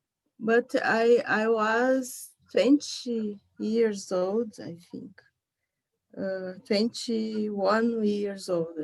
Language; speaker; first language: English; non-native, learner; Portuguese